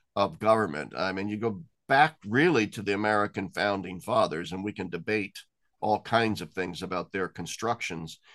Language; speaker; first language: English; native; English